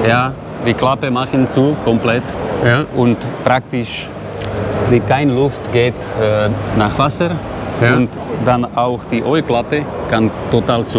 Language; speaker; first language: German; non-native, learner; Slovak